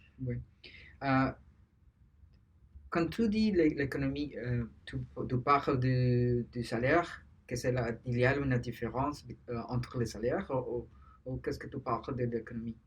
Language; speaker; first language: French; non-native, learner; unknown